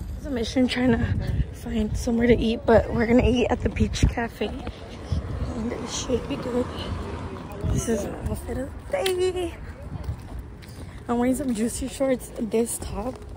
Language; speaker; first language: English; early bilingual, other home language; Spanish